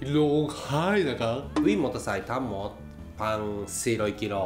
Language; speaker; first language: Thai; non-native, fluent; Japanese